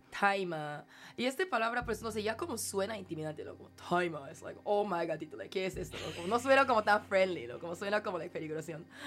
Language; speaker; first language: Spanish; early bilingual, heritage; Spanish